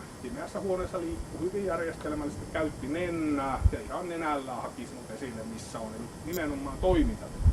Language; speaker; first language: Finnish; native; Finnish